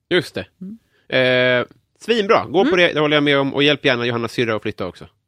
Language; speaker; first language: Swedish; native; Swedish